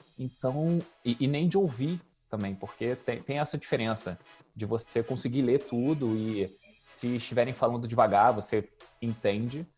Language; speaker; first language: Portuguese; native; Portuguese